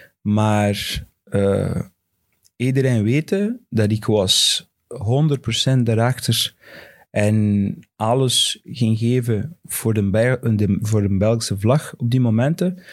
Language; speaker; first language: Dutch; non-native, fluent; Portuguese